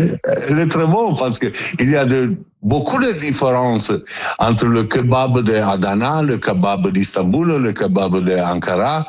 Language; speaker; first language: French; non-native, learner; Italian